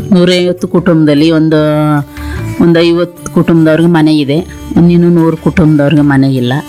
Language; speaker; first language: Kannada; non-native, local second language; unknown